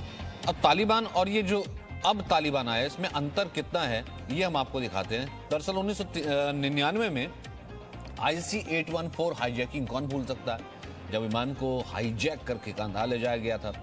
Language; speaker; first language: Hindi; native; Hindi